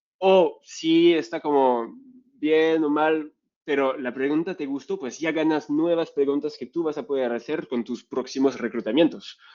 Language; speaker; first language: Spanish; non-native, fluent; French